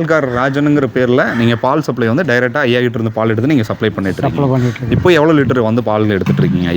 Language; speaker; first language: Tamil; native; Tamil